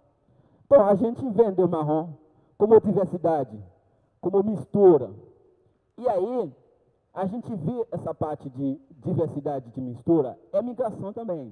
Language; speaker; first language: Portuguese; non-native, learner; Haitian Creole